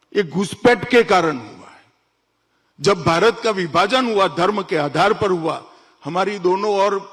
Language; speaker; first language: Hindi; non-native, local second language; Gujarati